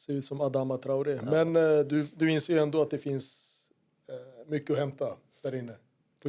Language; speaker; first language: Swedish; native; Swedish